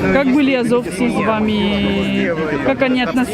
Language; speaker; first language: Russian; non-native, fluent; French